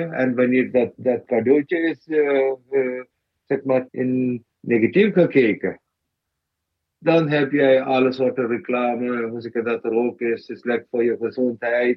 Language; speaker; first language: Dutch; non-native, fluent; Malayalam